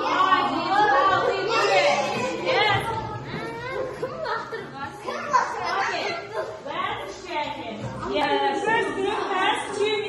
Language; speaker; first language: English; non-native, fluent; Uzbek